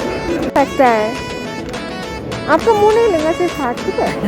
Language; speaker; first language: Hindi; non-native, local second language; Bangla